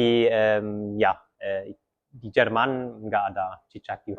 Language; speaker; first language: Indonesian; early bilingual, heritage; German